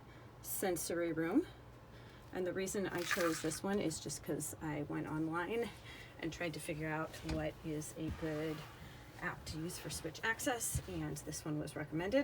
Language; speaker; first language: English; native; English